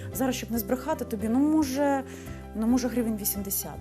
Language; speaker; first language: Ukrainian; native; Ukrainian